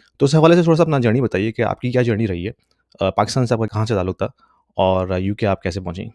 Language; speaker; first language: Urdu; native; Urdu